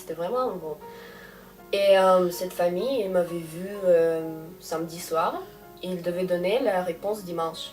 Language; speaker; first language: French; non-native, fluent; Russian